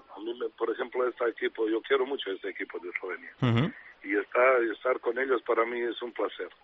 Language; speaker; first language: Spanish; non-native, fluent; Serbian